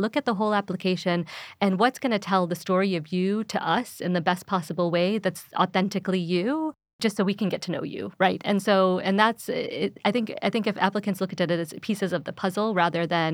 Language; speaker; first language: English; early bilingual, other home language; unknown